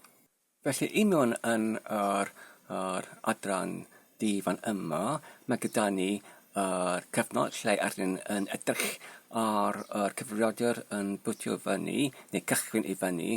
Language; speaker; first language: Welsh; non-native, learner; Polish